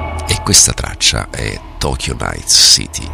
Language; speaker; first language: Italian; native; Italian